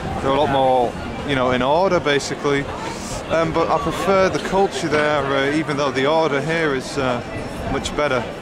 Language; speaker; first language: English; native; English